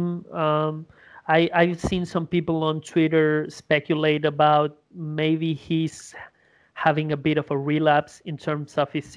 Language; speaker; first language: English; non-native, fluent; Spanish